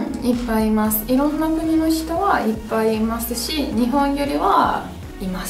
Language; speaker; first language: Japanese; non-native, fluent; Italian